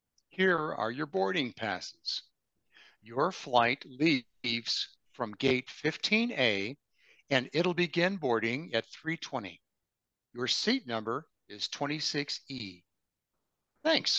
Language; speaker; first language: English; native; English